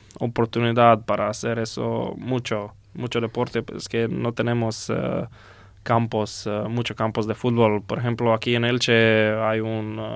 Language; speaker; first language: Spanish; non-native, learner; Croatian